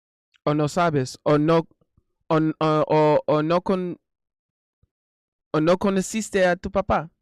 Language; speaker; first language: Spanish; non-native, learner; English